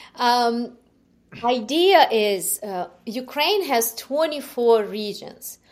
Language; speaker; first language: English; non-native, fluent; Ukrainian